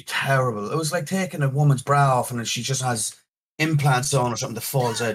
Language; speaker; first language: English; native; English